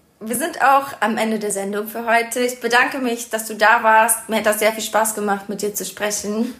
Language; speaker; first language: German; early bilingual, other home language; Persian